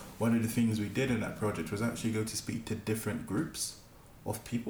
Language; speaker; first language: English; native; English